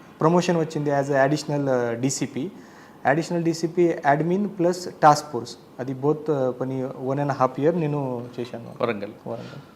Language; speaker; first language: Telugu; non-native, learner; Marathi